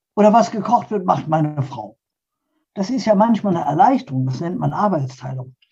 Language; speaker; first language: German; early bilingual, other home language; Polish